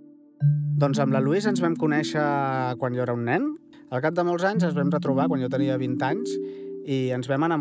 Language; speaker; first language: Catalan; native; Catalan